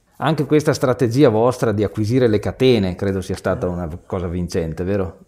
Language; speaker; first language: Italian; native; Italian